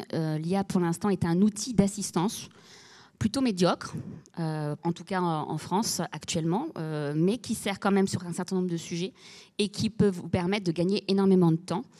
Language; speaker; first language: French; native; French